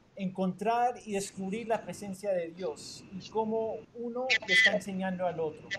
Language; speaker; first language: Spanish; native; Spanish